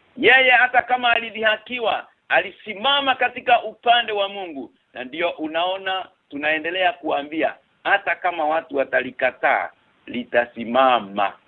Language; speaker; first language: Swahili; non-native, local second language; Kikuyu